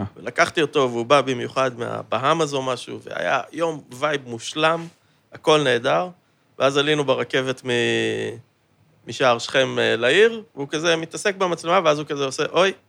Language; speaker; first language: Hebrew; native; Hebrew